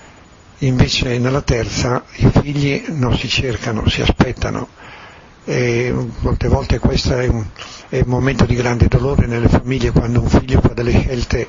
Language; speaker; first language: Italian; native; Italian